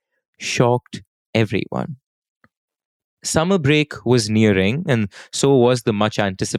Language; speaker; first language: English; non-native, local second language; Hindi